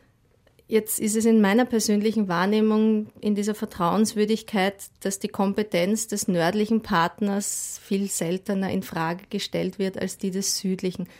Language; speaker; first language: German; native; German